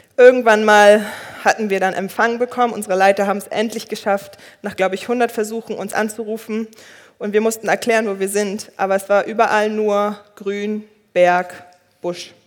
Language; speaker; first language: German; early bilingual, other home language; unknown